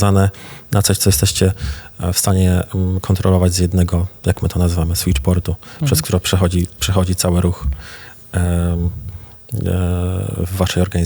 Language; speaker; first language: Polish; native; Polish